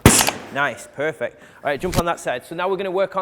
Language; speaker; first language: English; native; English